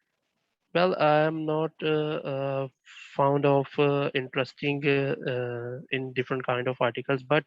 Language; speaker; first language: English; non-native, learner; Bangla